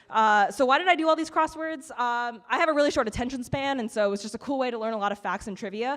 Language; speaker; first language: English; native; English